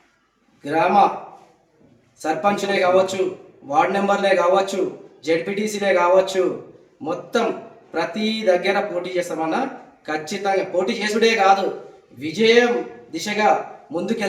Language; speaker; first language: Telugu; native; Telugu